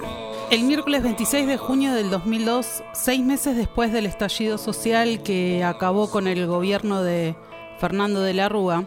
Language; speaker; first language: Spanish; native; Spanish